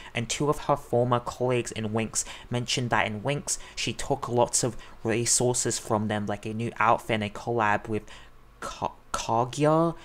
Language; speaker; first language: English; native; English